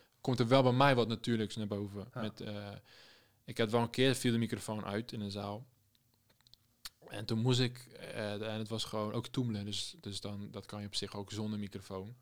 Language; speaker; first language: Dutch; native; Dutch